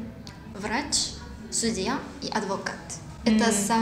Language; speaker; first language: Russian; non-native, learner; Korean